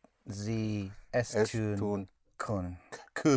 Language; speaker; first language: German; non-native, learner; English